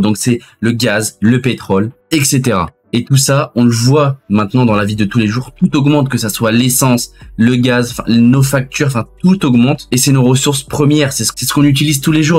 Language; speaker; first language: French; native; French